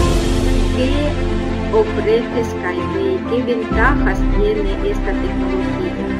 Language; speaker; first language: Spanish; non-native, fluent; Russian